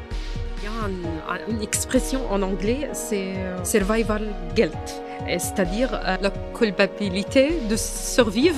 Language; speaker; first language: French; non-native, fluent; Arabic